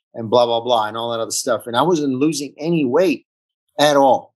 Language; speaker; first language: English; early bilingual, other home language; Italian